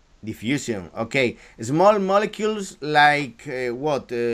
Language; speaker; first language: English; non-native, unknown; Galician